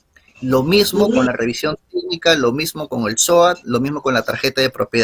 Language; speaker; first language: Spanish; native; Spanish